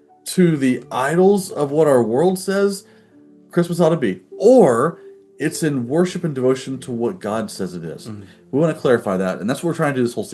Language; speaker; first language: English; native; English